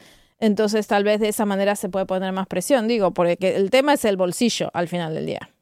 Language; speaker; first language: Spanish; native; Spanish